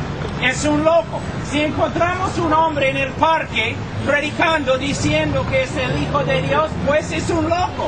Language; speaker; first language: Spanish; non-native, fluent; English